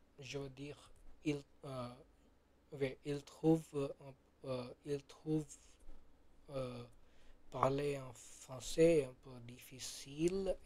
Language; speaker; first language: French; non-native, learner; Gujarati